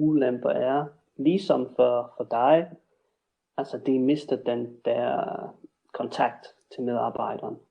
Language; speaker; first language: Danish; non-native, fluent; English